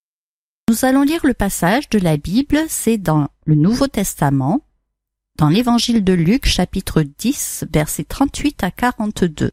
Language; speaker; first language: French; native; French